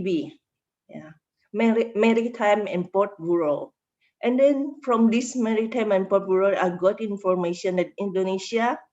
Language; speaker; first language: English; non-native, learner; Indonesian